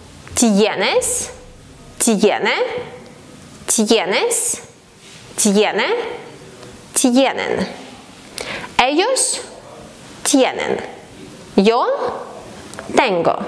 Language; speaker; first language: Spanish; non-native, fluent; Ukrainian